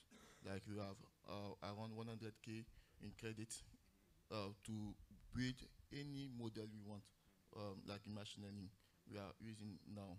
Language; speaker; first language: English; non-native, local second language; French